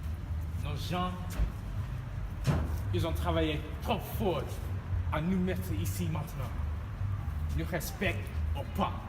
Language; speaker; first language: French; non-native, learner; English